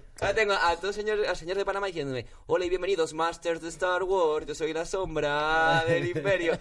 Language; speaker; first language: Spanish; native; Spanish